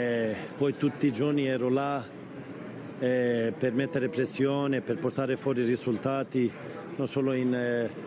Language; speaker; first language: Italian; non-native, fluent; Swedish